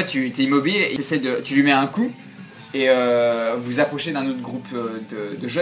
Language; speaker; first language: French; native; French